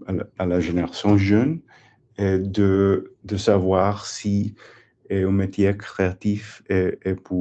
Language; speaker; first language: French; non-native, learner; English